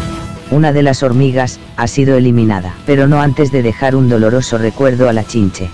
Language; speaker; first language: Spanish; native; Spanish